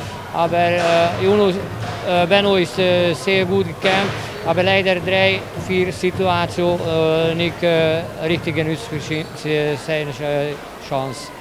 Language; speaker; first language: German; non-native, learner; Hungarian